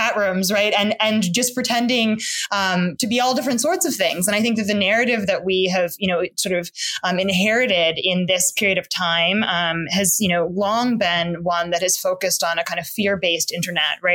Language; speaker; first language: English; native; English